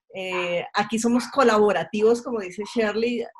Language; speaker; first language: Spanish; native; Spanish